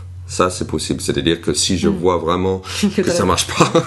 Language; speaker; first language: French; non-native, fluent; English